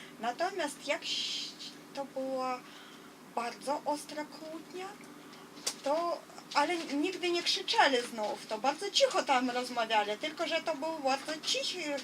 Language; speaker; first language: Polish; non-native, fluent; Russian